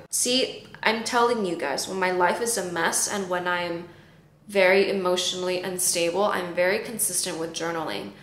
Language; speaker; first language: English; early bilingual, other home language; Chinese